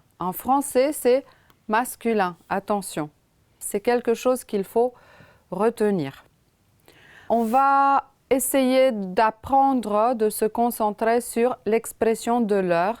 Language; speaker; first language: French; non-native, fluent; Romanian